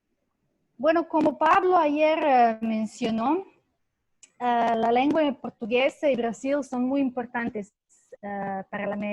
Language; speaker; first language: Spanish; non-native, fluent; Serbian